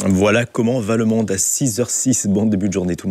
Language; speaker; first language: French; native; French